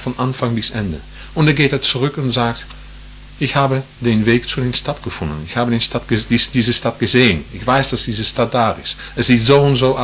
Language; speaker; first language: German; non-native, fluent; English